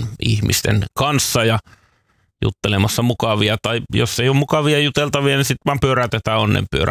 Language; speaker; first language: Finnish; native; Finnish